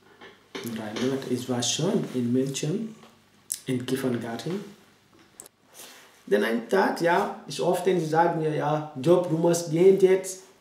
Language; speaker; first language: German; non-native, learner; French